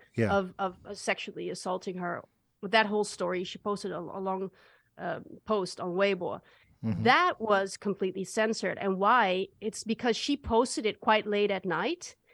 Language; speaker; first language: English; non-native, fluent; Dutch